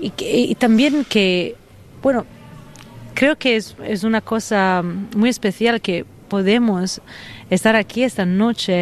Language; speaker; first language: Spanish; non-native, fluent; Italian